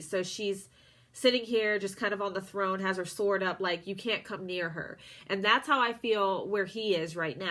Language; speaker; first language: English; native; English